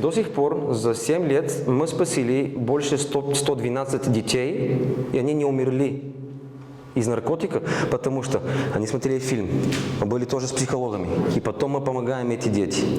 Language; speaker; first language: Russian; non-native, learner; Bulgarian